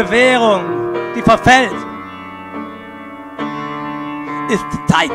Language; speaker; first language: German; native; German